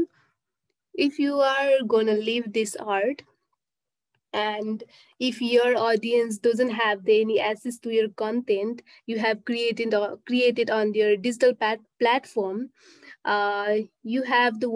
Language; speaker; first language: English; non-native, local second language; Nepali